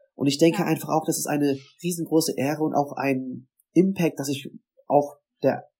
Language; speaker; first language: German; native; German